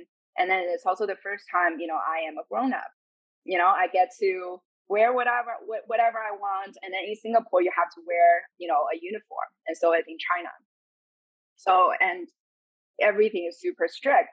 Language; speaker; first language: English; non-native, fluent; Chinese